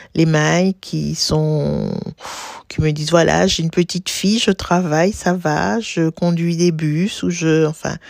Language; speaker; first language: French; native; French